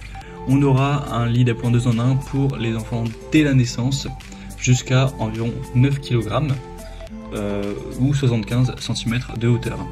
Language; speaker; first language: French; native; French